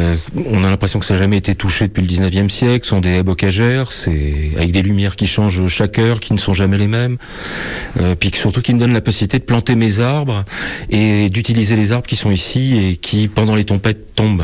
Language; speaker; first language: French; native; French